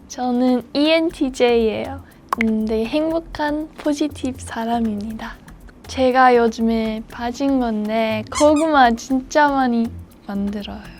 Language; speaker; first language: Korean; non-native, fluent; English